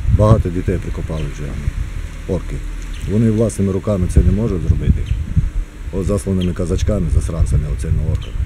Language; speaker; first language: Ukrainian; non-native, local second language; Crimean Tatar